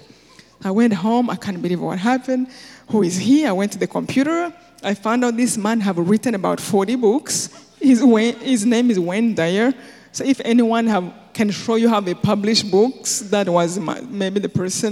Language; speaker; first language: English; non-native, local second language; Kinyarwanda